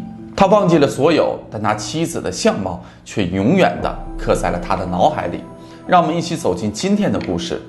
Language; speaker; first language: Chinese; native; Chinese